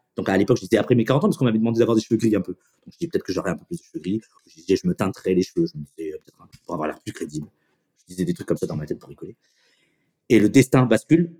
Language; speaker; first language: French; native; French